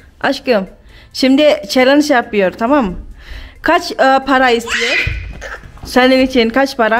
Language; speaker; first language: Turkish; non-native, learner; Indonesian